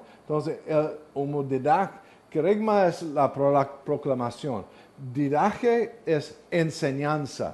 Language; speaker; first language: Spanish; non-native, learner; English